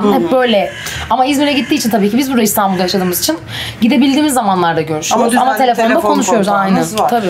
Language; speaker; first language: Turkish; native; Turkish